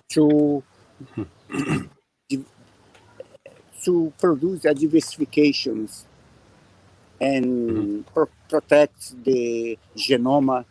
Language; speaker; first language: English; non-native, learner; Portuguese